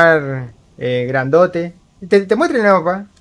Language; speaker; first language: Spanish; native; Spanish